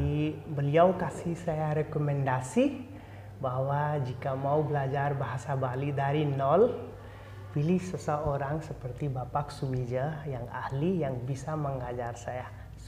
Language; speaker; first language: Indonesian; non-native, fluent; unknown